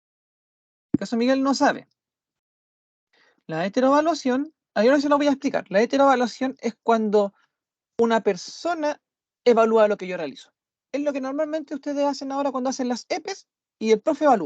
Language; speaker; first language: Spanish; native; Spanish